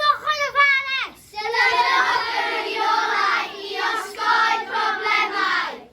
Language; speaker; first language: Welsh; non-native, local second language; English